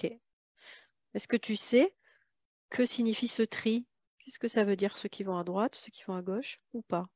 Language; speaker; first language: French; native; French